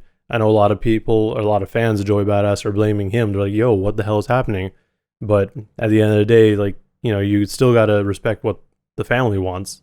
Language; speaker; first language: English; native; English